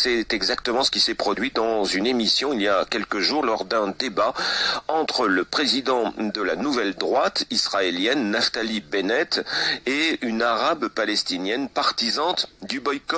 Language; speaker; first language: French; native; French